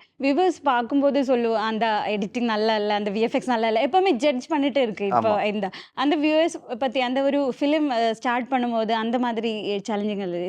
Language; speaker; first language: Tamil; non-native, local second language; Malayalam